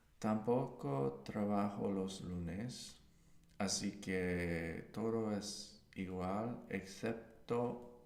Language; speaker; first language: Spanish; non-native, learner; English